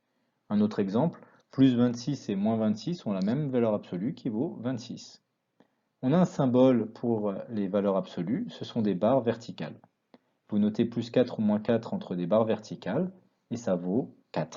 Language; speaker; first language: French; native; French